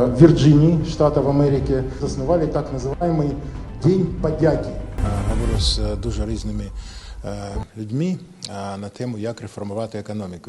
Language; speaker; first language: Ukrainian; non-native, local second language; Russian